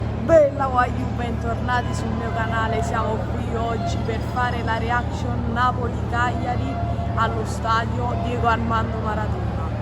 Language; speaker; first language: Italian; native; Italian